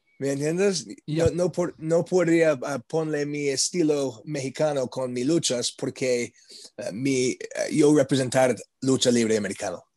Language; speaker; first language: Spanish; non-native, learner; English